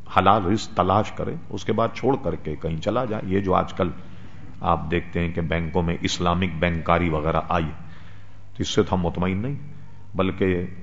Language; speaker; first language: Urdu; native; Urdu